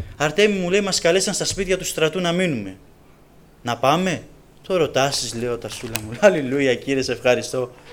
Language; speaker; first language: Greek; native; Greek